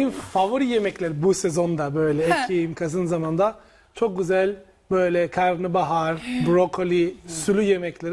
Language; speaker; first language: Turkish; non-native, learner; Italian